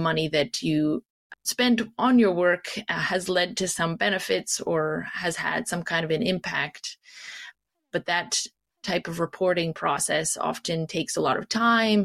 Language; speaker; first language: English; native; English